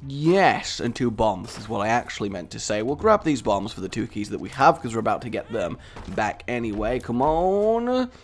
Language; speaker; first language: English; native; English